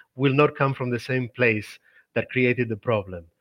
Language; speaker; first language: English; non-native, fluent; Spanish